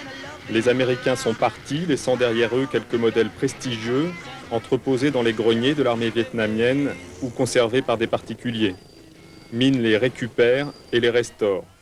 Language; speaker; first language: French; native; French